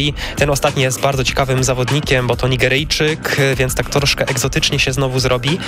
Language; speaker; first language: Polish; native; Polish